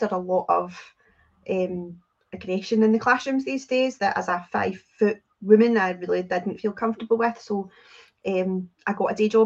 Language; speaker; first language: English; native; English